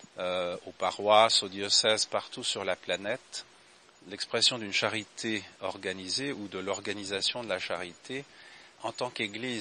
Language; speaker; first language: French; native; French